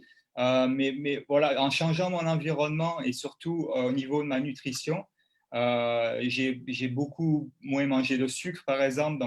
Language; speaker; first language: French; native; French